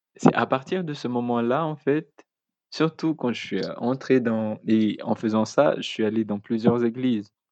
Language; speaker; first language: French; non-native, local second language; Malagasy